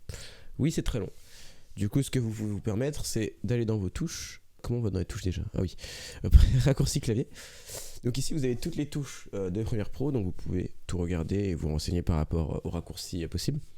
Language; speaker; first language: French; native; French